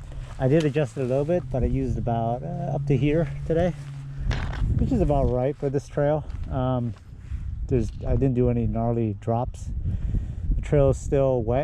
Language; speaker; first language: English; native; English